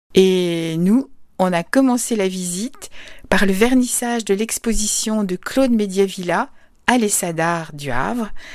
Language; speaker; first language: French; native; French